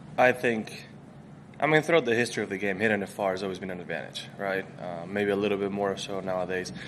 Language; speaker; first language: English; non-native, fluent; Spanish